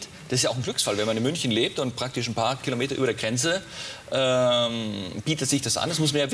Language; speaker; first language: German; native; German